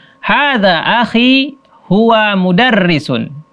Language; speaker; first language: Arabic; non-native, fluent; Indonesian